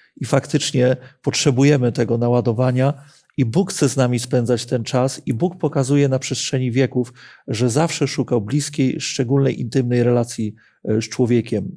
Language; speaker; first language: Polish; native; Polish